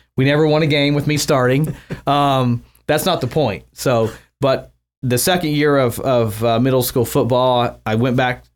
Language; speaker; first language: English; native; English